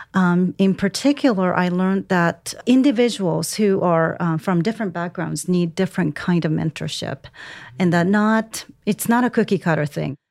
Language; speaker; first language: English; non-native, fluent; Japanese